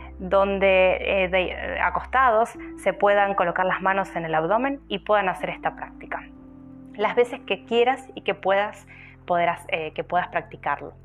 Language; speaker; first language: Spanish; native; Spanish